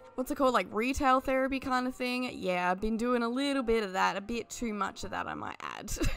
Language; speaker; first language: English; native; English